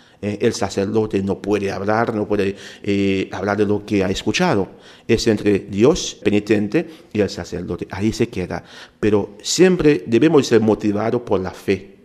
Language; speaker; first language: Spanish; non-native, fluent; Haitian Creole